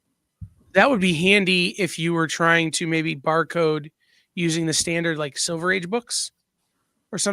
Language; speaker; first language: English; native; English